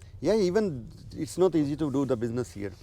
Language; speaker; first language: English; non-native, learner; Hindi